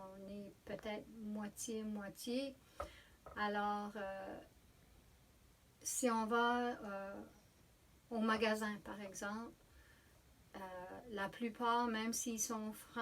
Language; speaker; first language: French; native; French